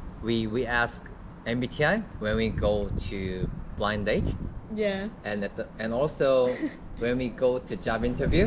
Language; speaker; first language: English; non-native, learner; Korean